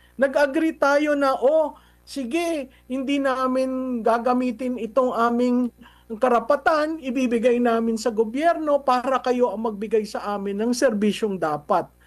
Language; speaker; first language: Filipino; native; Filipino